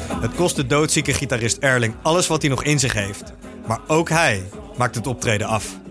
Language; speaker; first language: Dutch; native; Dutch